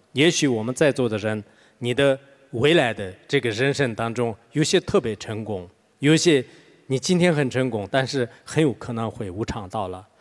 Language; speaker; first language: Chinese; non-native, local second language; Tibetan